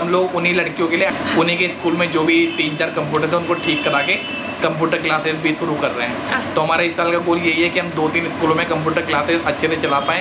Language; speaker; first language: Hindi; native; Hindi